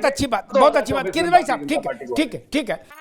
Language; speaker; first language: Hindi; native; Hindi